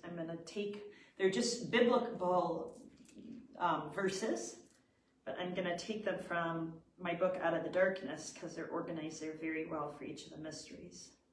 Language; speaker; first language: English; native; English